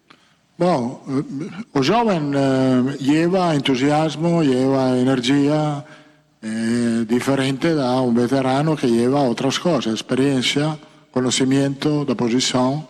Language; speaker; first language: Portuguese; non-native, fluent; Italian